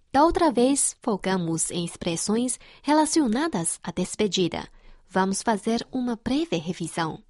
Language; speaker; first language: Portuguese; non-native, fluent; Chinese